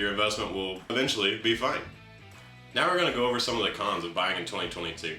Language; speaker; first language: English; native; English